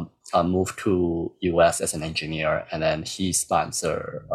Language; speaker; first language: English; non-native, local second language; Cantonese